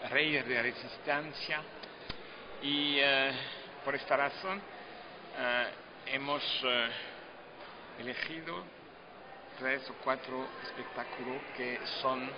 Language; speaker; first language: Spanish; non-native, fluent; French